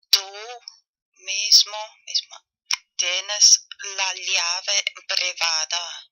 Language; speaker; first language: Spanish; non-native, learner; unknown